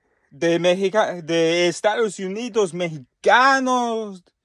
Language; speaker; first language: Spanish; non-native, learner; English